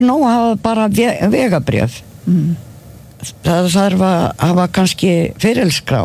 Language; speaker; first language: Icelandic; non-native, fluent; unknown